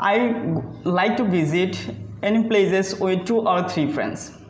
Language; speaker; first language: English; non-native, learner; Bangla